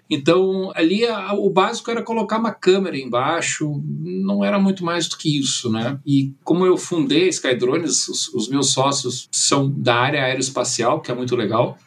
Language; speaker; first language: Portuguese; early bilingual, other home language; German